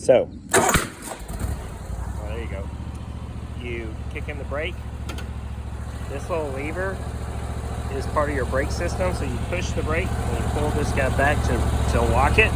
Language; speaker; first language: English; native; English